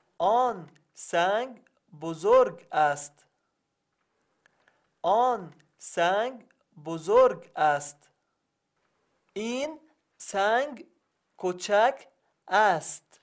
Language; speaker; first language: Persian; non-native, learner; Arabic